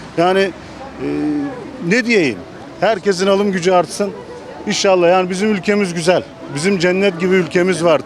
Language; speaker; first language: Turkish; native; Turkish